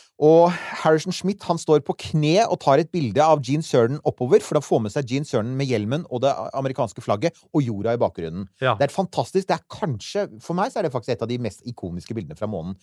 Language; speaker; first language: Norwegian; native; Norwegian